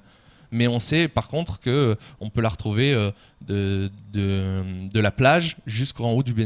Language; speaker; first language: French; native; French